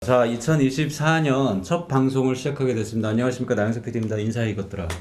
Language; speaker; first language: Korean; native; Korean